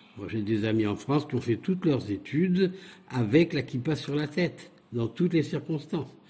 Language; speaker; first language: French; native; French